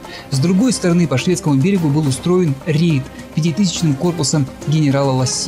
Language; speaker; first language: Russian; native; Russian